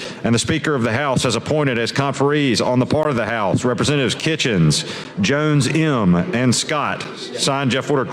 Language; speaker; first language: English; native; English